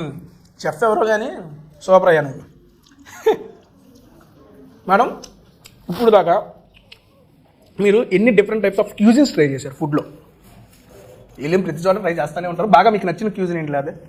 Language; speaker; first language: Telugu; native; Telugu